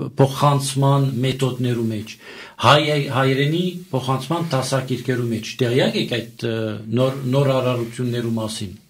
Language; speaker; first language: Armenian; early bilingual, heritage; Armenian